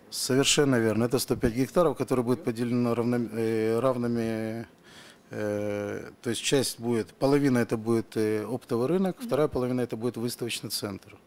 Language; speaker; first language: Russian; native; Russian